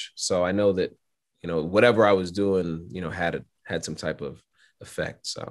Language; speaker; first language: English; native; English